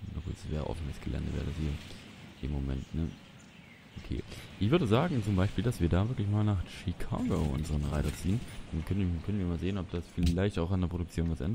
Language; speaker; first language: German; native; German